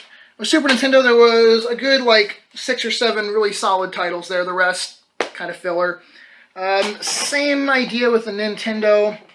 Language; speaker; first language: English; native; English